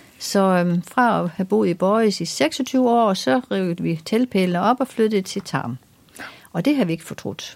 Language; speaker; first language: Danish; native; Danish